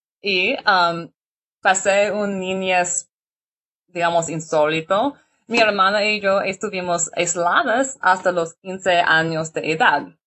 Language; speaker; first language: Spanish; non-native, learner; English